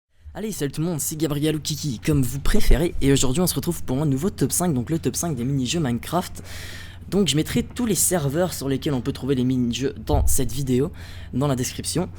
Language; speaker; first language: French; native; French